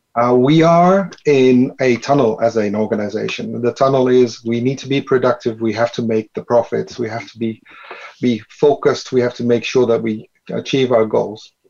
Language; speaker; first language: English; non-native, fluent; Dutch